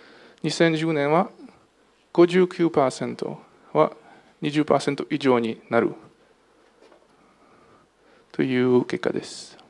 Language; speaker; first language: Japanese; non-native, fluent; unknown